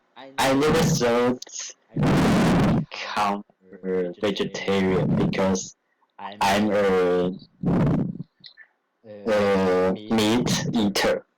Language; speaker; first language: English; non-native, learner; Chinese